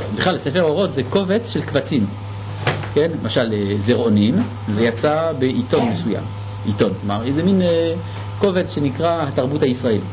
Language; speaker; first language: Hebrew; non-native, fluent; French